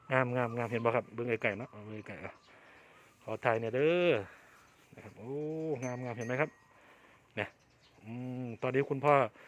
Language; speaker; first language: Thai; native; Thai